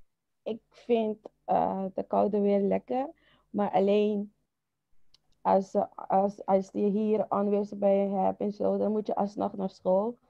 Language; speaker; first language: Dutch; non-native, local second language; Papiamento